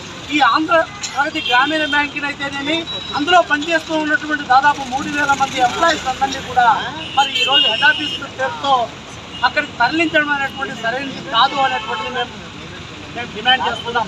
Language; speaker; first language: Telugu; native; Telugu